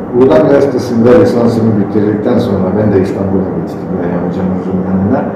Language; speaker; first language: Turkish; non-native, fluent; Bosnian